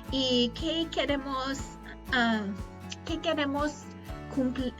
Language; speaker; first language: Spanish; non-native, fluent; English